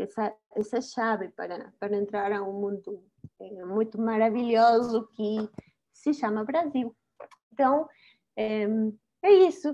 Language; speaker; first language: Portuguese; non-native, fluent; Spanish